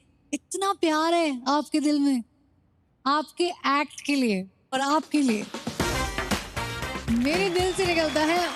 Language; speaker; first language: Hindi; native; Hindi